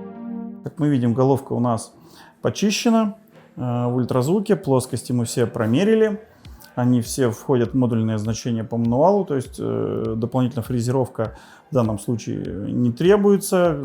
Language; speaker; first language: Russian; native; Russian